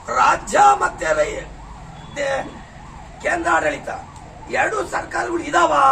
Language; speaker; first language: Kannada; native; Kannada